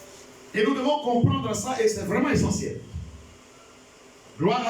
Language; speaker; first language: French; non-native, local second language; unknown